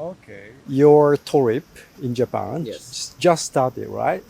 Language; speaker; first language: English; non-native, learner; Japanese